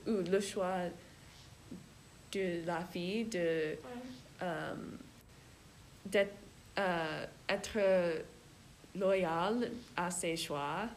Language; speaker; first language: French; non-native, learner; English